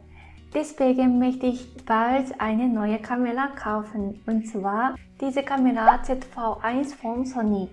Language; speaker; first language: German; non-native, fluent; Japanese